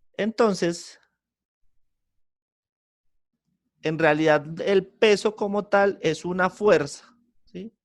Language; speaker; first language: Spanish; native; Spanish